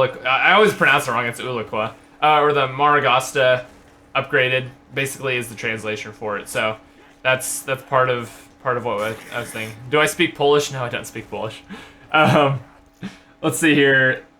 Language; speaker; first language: English; native; English